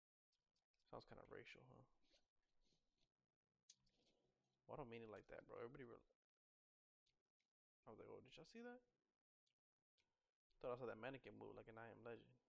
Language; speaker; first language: English; native; English